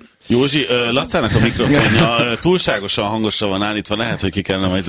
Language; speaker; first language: Hungarian; native; Hungarian